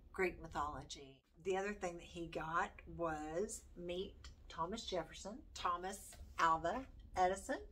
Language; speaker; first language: English; native; English